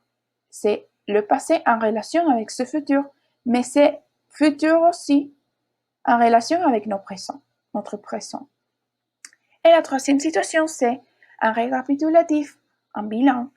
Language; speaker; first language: French; non-native, learner; Spanish